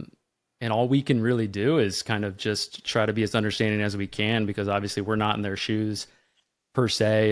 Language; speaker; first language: English; native; English